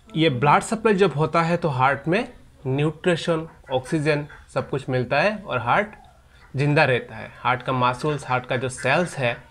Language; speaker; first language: Hindi; non-native, local second language; Bangla